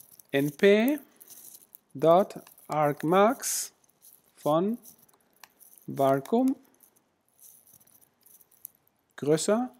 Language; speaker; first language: German; non-native, fluent; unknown